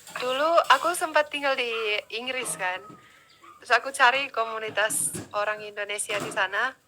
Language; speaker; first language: Indonesian; non-native, fluent; Finnish